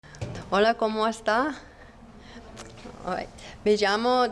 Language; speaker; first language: Spanish; non-native, learner; English